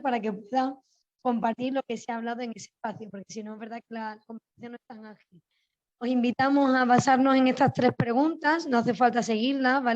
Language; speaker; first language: Spanish; native; Spanish